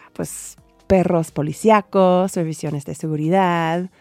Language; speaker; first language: Spanish; non-native, fluent; English